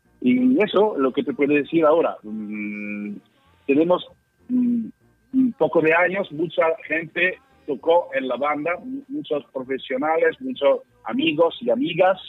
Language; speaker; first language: Spanish; non-native, learner; Italian